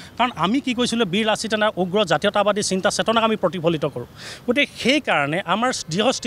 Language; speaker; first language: Assamese; native; Assamese